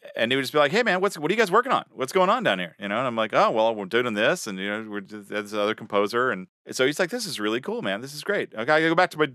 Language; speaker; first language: English; native; English